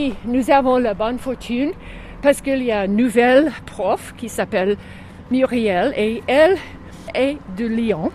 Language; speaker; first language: French; non-native, fluent; English